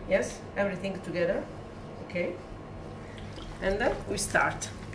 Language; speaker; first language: English; non-native, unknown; Italian